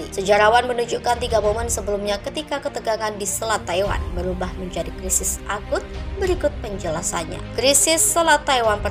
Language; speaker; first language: Indonesian; native; Indonesian